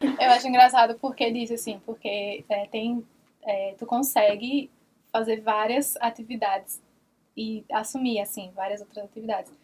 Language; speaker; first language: Portuguese; native; Portuguese